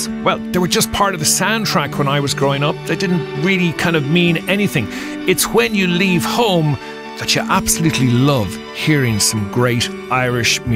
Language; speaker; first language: English; native; English